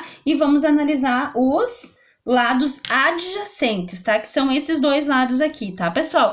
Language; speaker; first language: Portuguese; native; Portuguese